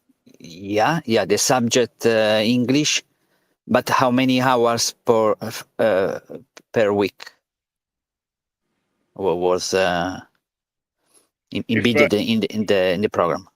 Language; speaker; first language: English; non-native, learner; Italian